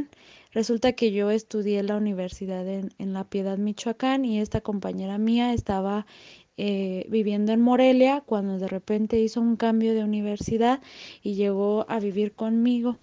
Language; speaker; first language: Spanish; native; Spanish